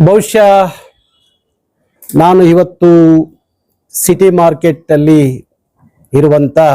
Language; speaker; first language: Kannada; native; Kannada